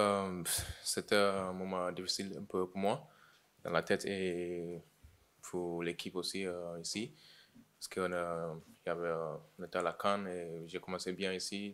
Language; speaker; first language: French; non-native, learner; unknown